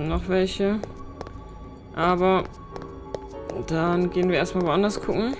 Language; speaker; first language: German; native; German